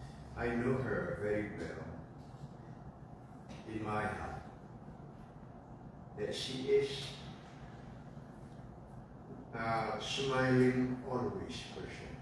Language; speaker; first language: English; non-native, fluent; Indonesian